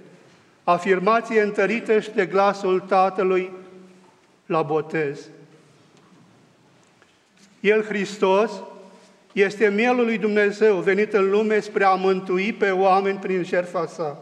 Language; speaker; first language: Romanian; native; Romanian